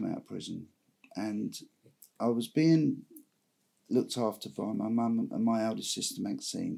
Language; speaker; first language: English; native; English